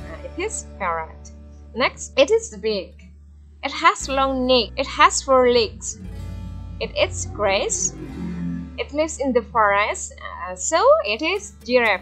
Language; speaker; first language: English; non-native, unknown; Indonesian